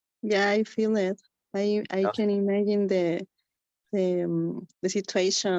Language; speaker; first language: English; non-native, learner; Spanish